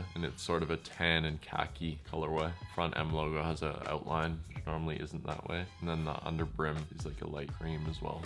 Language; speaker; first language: English; native; English